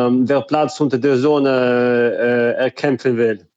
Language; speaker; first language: German; non-native, fluent; Russian